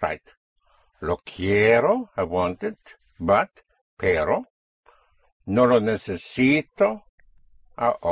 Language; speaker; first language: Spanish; non-native, fluent; English